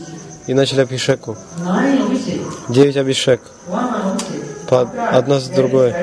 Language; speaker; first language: Russian; non-native, fluent; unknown